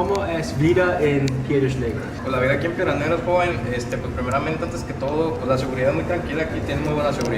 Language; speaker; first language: Spanish; native; Spanish